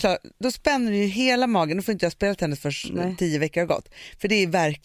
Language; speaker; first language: Swedish; native; Swedish